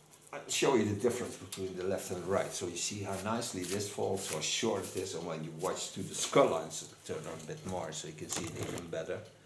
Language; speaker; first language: English; non-native, fluent; Dutch